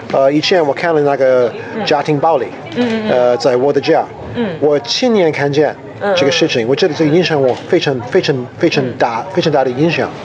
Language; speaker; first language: Chinese; non-native, fluent; English